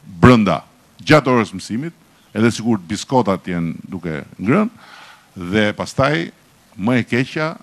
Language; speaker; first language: Albanian; native; Albanian